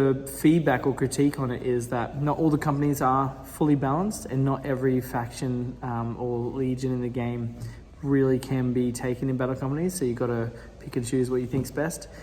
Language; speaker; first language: English; native; English